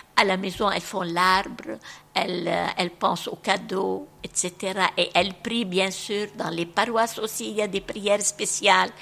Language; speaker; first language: French; non-native, local second language; Arabic